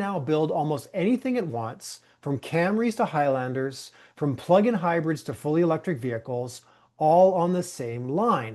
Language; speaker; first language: English; native; English